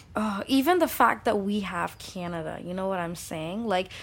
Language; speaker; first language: English; early bilingual, other home language; Bangla